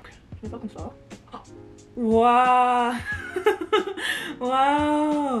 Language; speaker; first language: French; non-native, learner; English